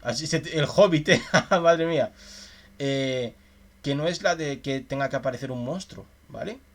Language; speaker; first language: Spanish; native; Spanish